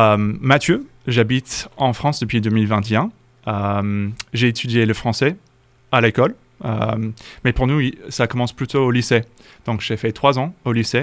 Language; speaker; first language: French; non-native, fluent; English